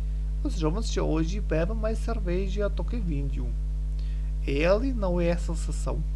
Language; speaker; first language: Portuguese; non-native, learner; German